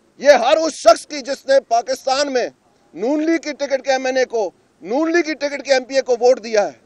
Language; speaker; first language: Urdu; non-native, local second language; Punjabi